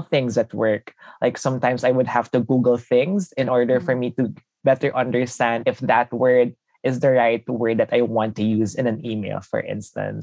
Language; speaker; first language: English; non-native, local second language; Filipino